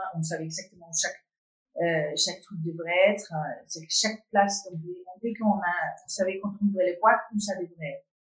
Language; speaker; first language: French; non-native, fluent; Danish